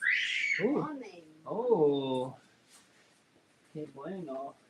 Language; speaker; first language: Spanish; non-native, learner; English